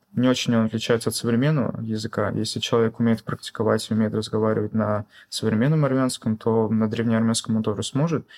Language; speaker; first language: Russian; early bilingual, other home language; Armenian